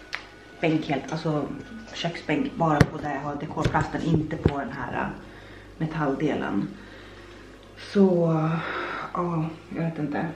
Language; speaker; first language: Swedish; native; Swedish